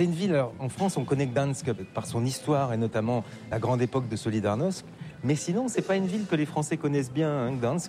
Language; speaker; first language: French; native; French